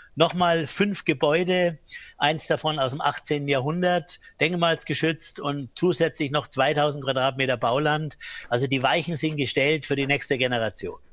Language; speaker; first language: German; native; German